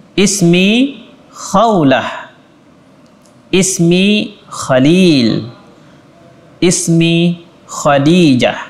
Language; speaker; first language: Arabic; non-native, fluent; Indonesian